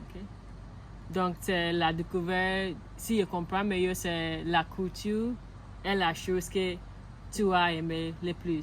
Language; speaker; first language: French; non-native, learner; Akan